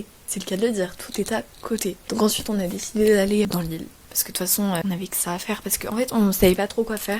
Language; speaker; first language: French; native; French